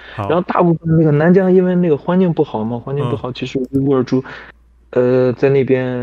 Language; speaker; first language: Chinese; non-native, local second language; Kazakh